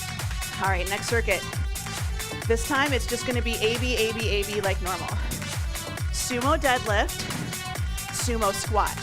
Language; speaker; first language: English; native; English